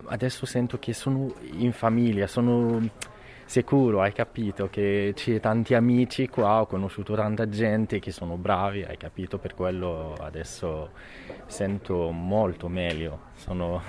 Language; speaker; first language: Italian; non-native, learner; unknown